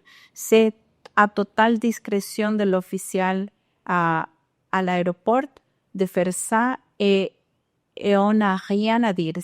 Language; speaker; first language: French; non-native, fluent; Spanish